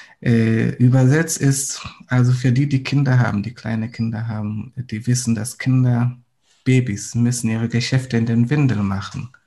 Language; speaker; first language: German; non-native, fluent; Swahili